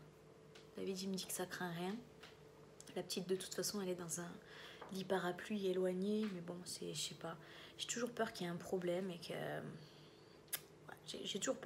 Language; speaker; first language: French; native; French